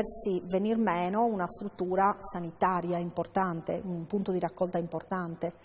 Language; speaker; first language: Italian; native; Italian